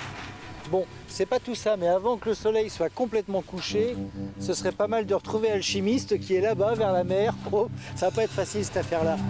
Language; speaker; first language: French; native; French